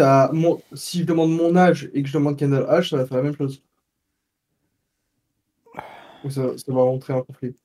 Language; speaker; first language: French; native; French